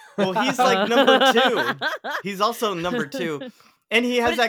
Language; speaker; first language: English; native; English